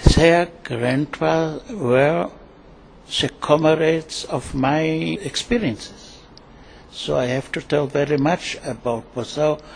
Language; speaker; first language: English; non-native, learner; German